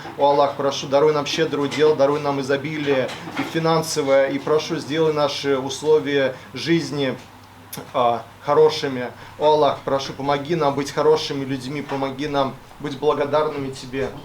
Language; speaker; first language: Russian; native; Russian